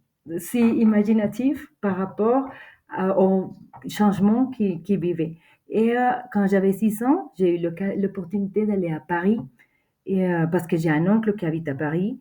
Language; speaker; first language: French; non-native, fluent; Spanish